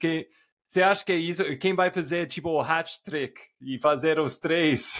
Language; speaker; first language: Portuguese; non-native, fluent; English